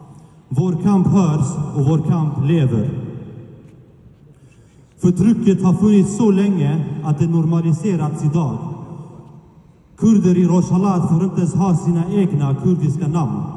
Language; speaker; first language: Swedish; early bilingual, other home language; Kurdish